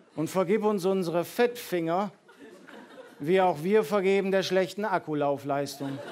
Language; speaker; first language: German; early bilingual, heritage; Dutch